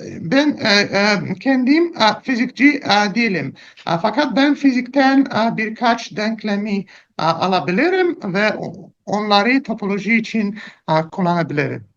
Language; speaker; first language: Turkish; non-native, learner; Russian